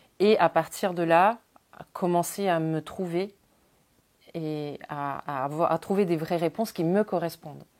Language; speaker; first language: French; non-native, fluent; Ukrainian